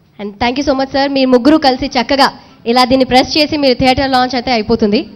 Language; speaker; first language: Telugu; native; Telugu